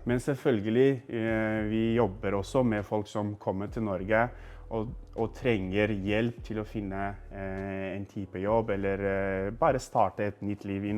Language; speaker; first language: Norwegian; non-native, fluent; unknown